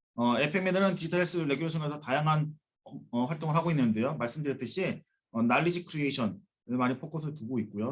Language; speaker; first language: Korean; native; Korean